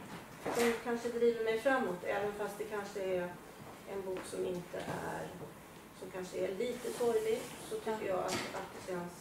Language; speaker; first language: Swedish; native; Swedish